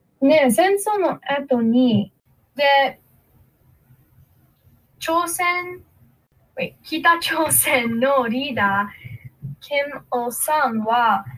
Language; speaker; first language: Japanese; non-native, learner; English